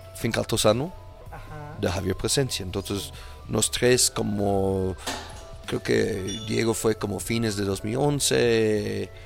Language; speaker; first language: Spanish; non-native, fluent; English